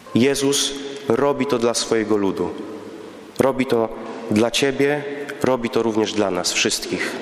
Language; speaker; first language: Polish; native; Polish